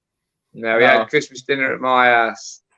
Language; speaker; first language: English; native; English